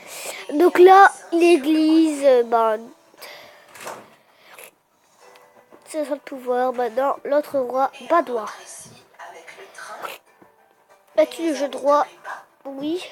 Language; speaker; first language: French; native; French